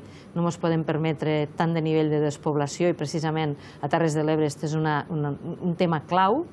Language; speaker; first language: Catalan; native; Catalan